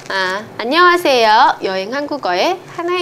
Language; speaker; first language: Korean; non-native, fluent; Chinese